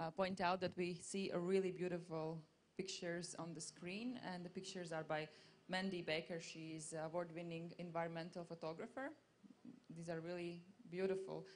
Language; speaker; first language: English; non-native, fluent; Latvian